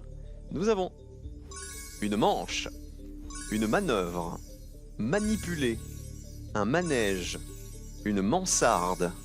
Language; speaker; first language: French; native; French